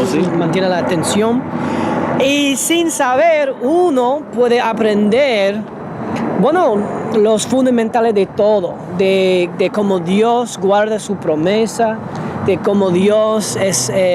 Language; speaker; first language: Spanish; non-native, fluent; English